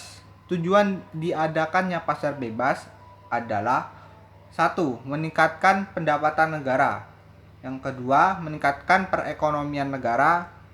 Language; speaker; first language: Indonesian; native; Indonesian